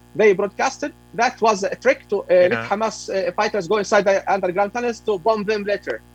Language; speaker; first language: English; non-native, fluent; Arabic